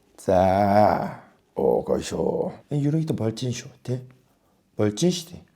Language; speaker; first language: Mongolian; non-native, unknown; Korean